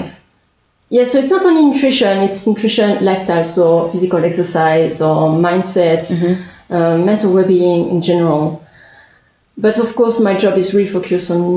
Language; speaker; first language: English; non-native, fluent; French